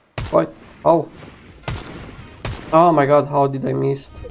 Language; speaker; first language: English; non-native, fluent; Romanian